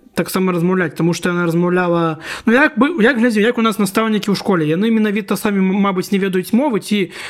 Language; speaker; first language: Belarusian; non-native, local second language; Russian